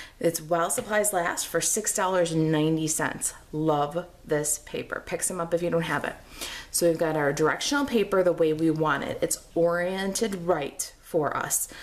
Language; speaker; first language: English; native; English